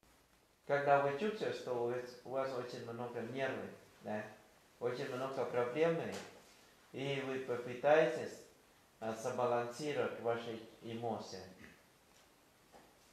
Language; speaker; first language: Russian; non-native, fluent; Thai